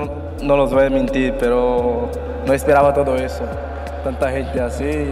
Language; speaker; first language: Spanish; non-native, learner; Portuguese